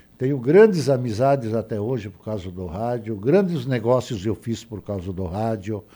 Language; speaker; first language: Portuguese; native; Portuguese